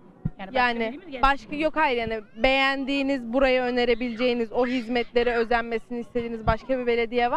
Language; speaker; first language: Turkish; native; Turkish